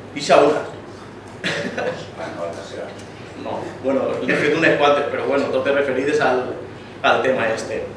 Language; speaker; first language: Catalan; native; Catalan